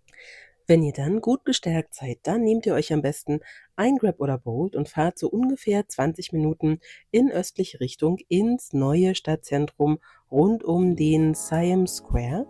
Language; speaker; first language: German; native; German